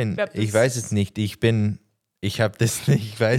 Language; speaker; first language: German; non-native, learner; English